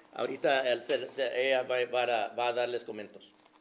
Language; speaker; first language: Spanish; early bilingual, other home language; English